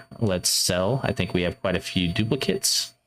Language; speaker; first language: English; native; English